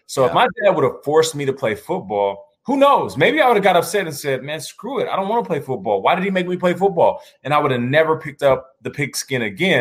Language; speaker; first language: English; native; English